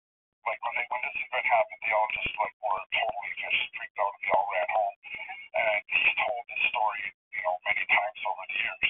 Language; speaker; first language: English; native; English